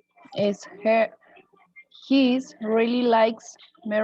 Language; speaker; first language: English; non-native, learner; Spanish